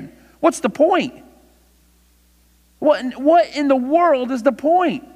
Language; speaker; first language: English; native; English